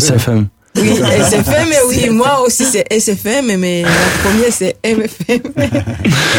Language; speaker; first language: French; non-native, local second language; Rundi